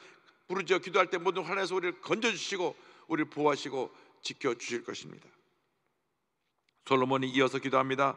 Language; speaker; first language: Korean; native; Korean